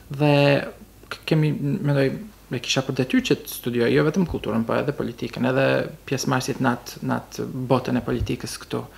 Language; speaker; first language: Albanian; early bilingual, heritage; Albanian